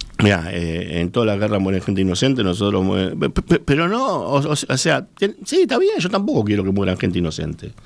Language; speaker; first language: Spanish; native; Spanish